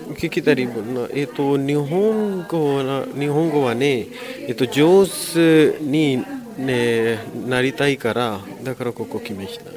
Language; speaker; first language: Japanese; non-native, learner; Urdu